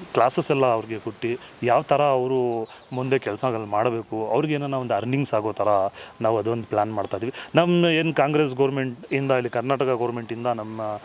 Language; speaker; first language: Kannada; non-native, local second language; Urdu